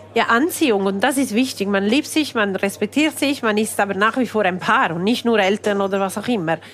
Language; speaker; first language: German; non-native, local second language; Italian